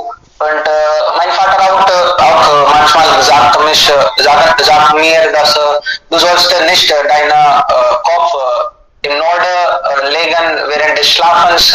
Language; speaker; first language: German; non-native, learner; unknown